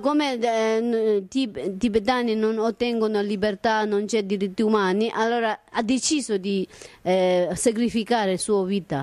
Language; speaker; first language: Italian; non-native, learner; Tibetan